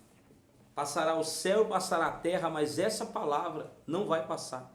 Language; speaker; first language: Portuguese; native; Portuguese